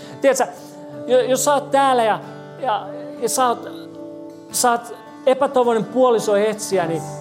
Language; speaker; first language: Finnish; non-native, fluent; English